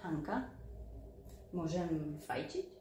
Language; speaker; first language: Slovak; non-native, learner; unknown